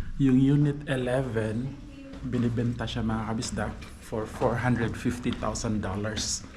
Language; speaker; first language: Filipino; non-native, local second language; Cebuano